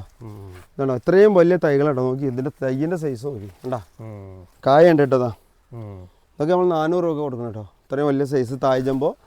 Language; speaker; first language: Malayalam; native; Malayalam